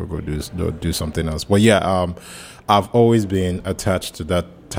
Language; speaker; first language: English; non-native, local second language; Yoruba